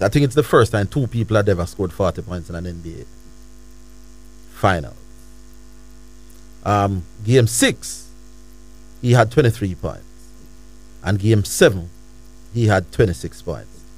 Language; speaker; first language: English; native; English